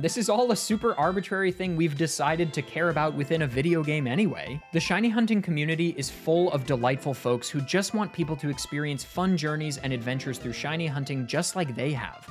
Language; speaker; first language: English; native; English